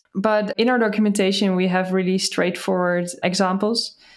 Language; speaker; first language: English; non-native, fluent; Dutch